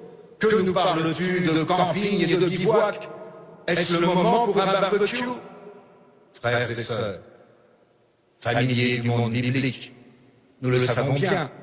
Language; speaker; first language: French; native; French